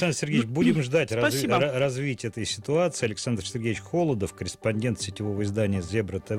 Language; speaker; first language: Russian; native; Russian